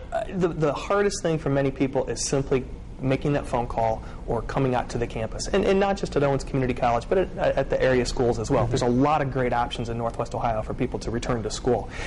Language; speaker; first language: English; native; English